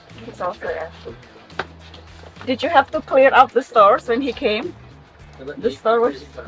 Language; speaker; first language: English; non-native, fluent; Indonesian